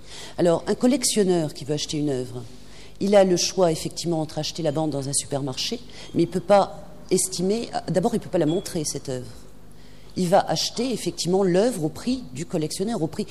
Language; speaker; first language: French; native; French